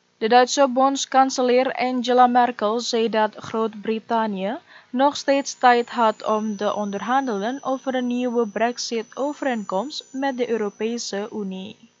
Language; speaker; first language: Dutch; non-native, fluent; Indonesian